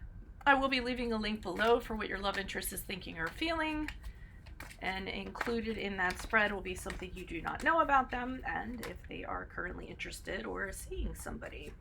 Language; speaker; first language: English; native; English